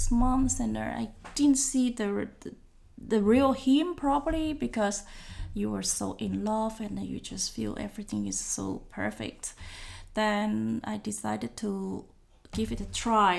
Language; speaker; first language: English; non-native, local second language; Cantonese